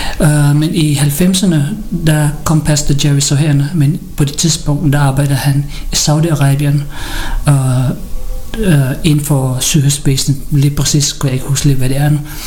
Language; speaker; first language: Danish; early bilingual, other home language; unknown